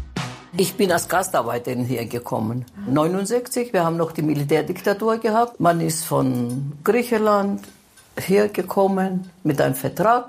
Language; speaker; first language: German; non-native, fluent; Greek